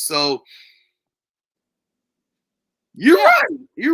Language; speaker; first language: English; native; English